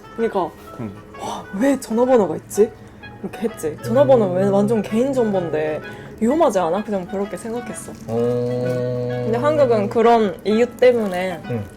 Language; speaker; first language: Korean; non-native, fluent; Japanese